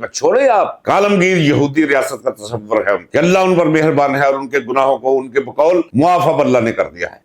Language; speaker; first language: Urdu; non-native, local second language; Punjabi